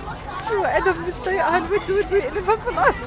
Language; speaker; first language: Arabic; native; Arabic